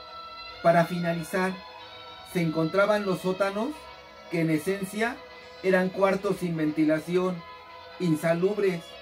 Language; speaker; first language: Spanish; native; Spanish